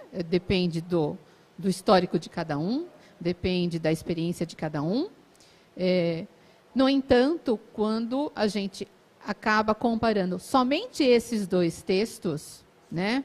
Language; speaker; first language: Portuguese; native; Portuguese